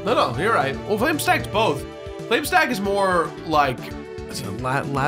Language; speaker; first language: English; native; English